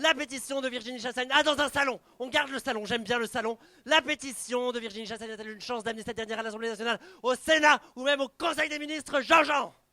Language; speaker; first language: French; native; French